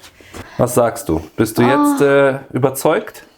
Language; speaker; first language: German; native; German